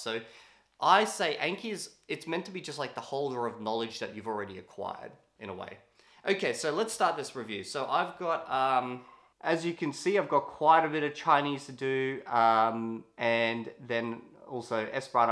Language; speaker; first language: English; native; English